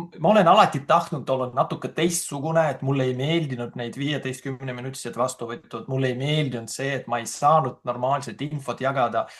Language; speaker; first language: Estonian; non-native, fluent; Russian